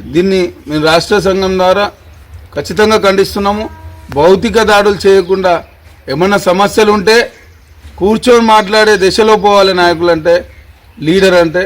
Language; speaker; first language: Telugu; native; Telugu